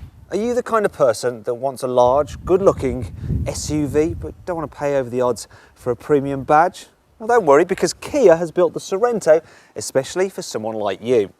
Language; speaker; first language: English; native; English